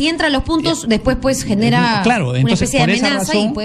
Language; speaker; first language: Spanish; native; Spanish